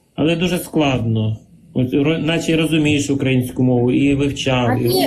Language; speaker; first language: Ukrainian; non-native, local second language; Russian